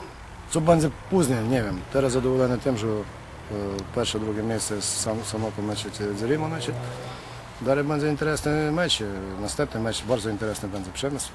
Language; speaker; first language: Polish; non-native, learner; Ukrainian